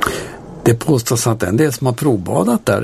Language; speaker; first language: Swedish; native; Swedish